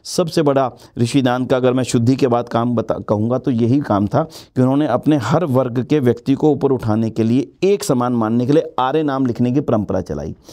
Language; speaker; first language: Hindi; native; Hindi